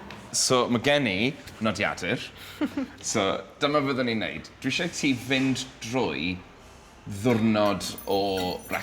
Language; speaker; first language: Welsh; native; Welsh